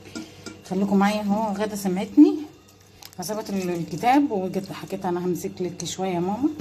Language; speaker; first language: Arabic; native; Arabic